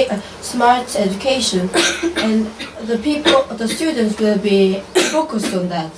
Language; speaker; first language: English; non-native, learner; Korean